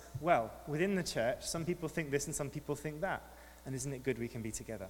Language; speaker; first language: English; native; English